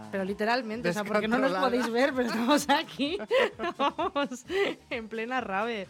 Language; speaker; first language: Spanish; native; Spanish